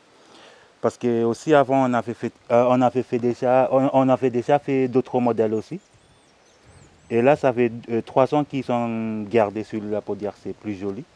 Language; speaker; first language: French; non-native, local second language; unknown